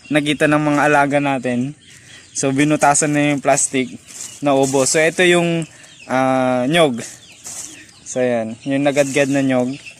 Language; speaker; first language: Filipino; non-native, local second language; Iloko